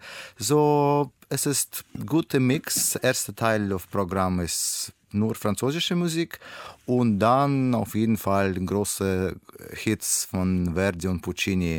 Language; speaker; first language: German; non-native, learner; Russian